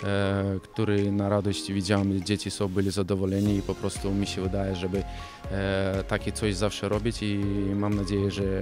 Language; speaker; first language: Polish; non-native, fluent; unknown